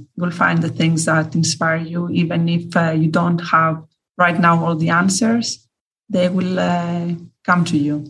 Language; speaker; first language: English; non-native, fluent; Greek